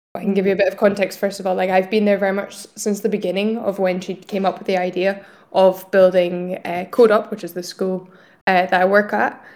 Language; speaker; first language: English; native; English